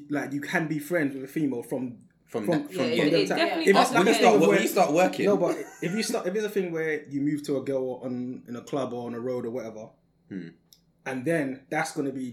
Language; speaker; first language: English; native; English